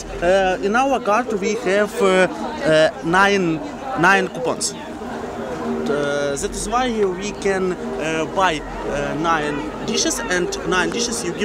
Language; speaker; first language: English; non-native, learner; Russian